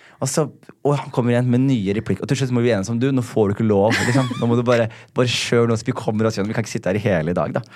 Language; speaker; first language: Norwegian; early bilingual, other home language; Somali